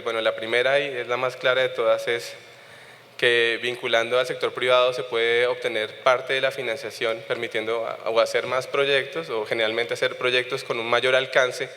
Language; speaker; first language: Spanish; native; Spanish